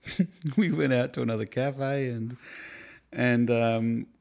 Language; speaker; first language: English; native; English